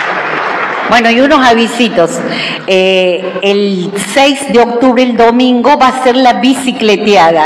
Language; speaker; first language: Spanish; native; Spanish